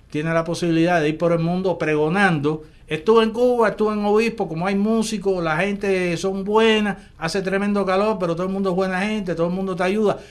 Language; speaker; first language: Spanish; native; Spanish